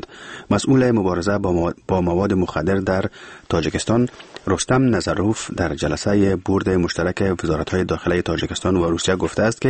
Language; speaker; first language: Persian; native; Persian